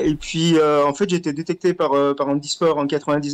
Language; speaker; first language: French; native; French